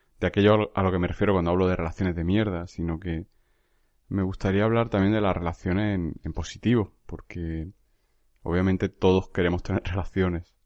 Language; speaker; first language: Spanish; native; Spanish